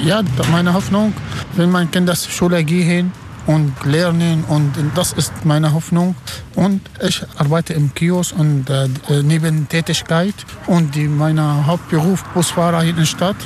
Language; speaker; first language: German; non-native, learner; Arabic